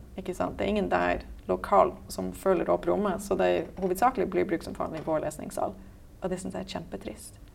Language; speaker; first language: Norwegian; native; Norwegian